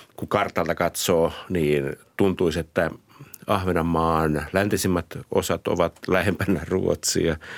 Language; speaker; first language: Finnish; native; Finnish